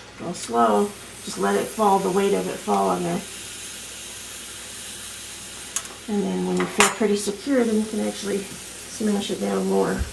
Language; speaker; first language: English; native; English